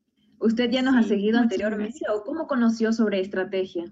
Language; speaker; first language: Spanish; native; Spanish